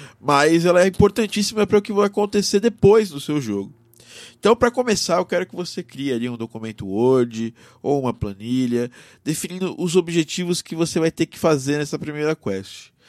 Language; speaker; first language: Portuguese; native; Portuguese